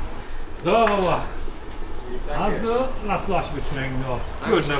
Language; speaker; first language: German; non-native, fluent; Turkish